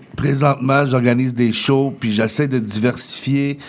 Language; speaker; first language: French; native; French